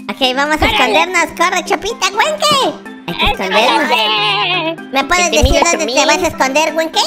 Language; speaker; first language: Spanish; native; Spanish